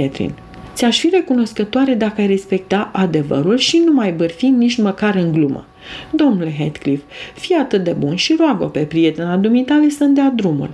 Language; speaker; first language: Romanian; native; Romanian